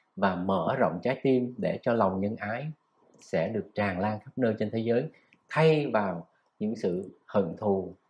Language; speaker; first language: Vietnamese; native; Vietnamese